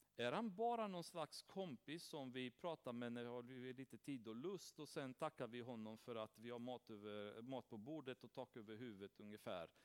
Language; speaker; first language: Swedish; non-native, fluent; Romanian